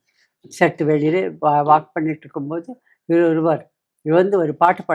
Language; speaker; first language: Tamil; non-native, local second language; Kannada